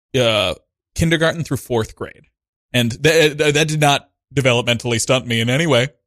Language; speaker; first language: English; native; English